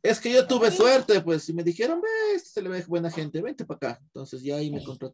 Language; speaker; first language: Spanish; native; Spanish